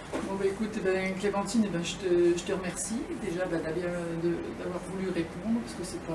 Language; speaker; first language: French; native; French